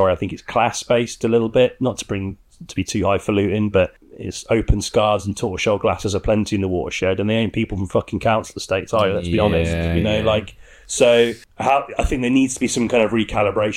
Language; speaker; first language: English; native; English